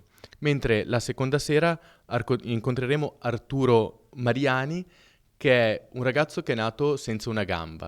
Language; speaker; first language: Italian; native; Italian